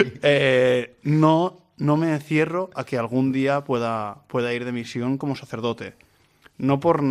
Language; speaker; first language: Spanish; native; Spanish